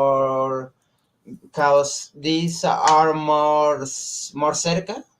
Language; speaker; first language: English; non-native, learner; Spanish